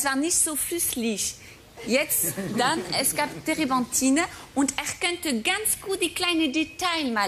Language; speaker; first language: German; non-native, fluent; French